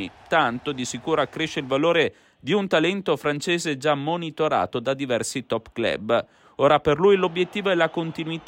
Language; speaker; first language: Italian; native; Italian